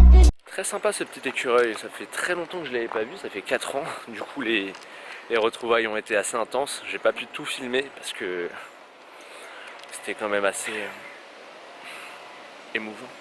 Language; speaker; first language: French; native; French